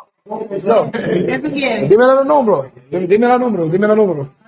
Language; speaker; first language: Spanish; non-native, learner; English